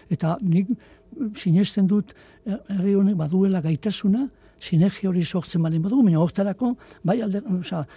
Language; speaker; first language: Basque; native; Basque